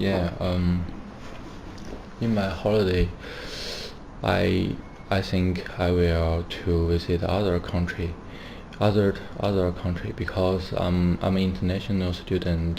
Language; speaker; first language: English; non-native, learner; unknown